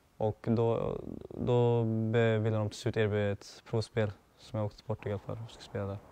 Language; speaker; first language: Swedish; early bilingual, other home language; Assyrian Neo-Aramaic